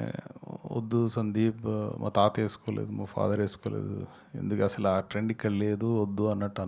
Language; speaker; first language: Telugu; native; Telugu